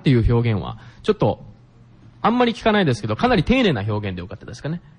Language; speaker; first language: Japanese; native; Japanese